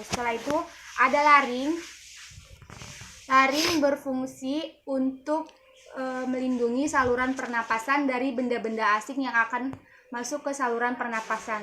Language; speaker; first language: Indonesian; native; Indonesian